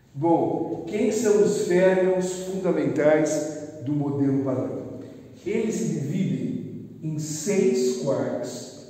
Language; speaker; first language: Portuguese; native; Portuguese